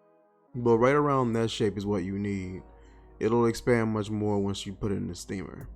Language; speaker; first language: English; native; English